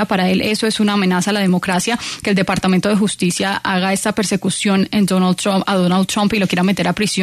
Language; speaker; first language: Spanish; native; Spanish